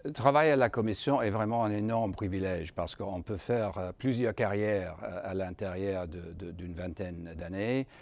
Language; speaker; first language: French; non-native, fluent; English